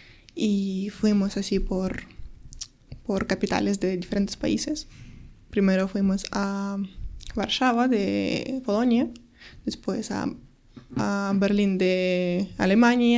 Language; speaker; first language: Spanish; non-native, learner; Ukrainian